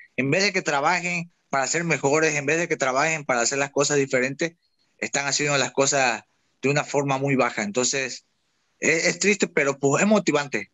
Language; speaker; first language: Spanish; native; Spanish